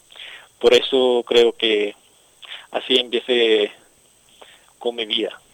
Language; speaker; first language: Spanish; non-native, fluent; Arabic